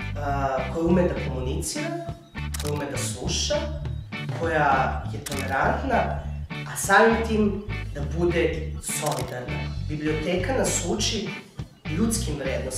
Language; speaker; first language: Serbian; native; Serbian